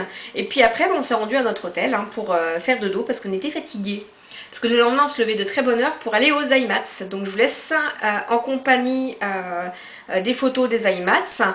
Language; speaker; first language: French; native; French